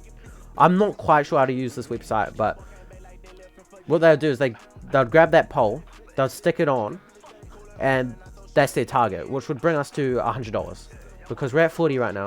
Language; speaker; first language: English; native; English